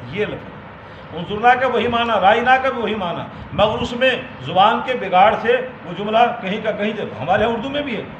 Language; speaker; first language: Urdu; non-native, local second language; Punjabi